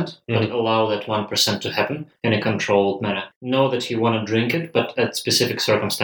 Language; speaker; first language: English; non-native, fluent; Russian